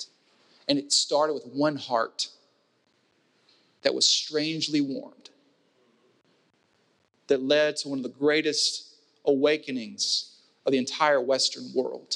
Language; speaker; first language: English; native; English